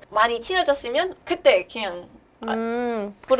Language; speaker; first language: Korean; non-native, learner; English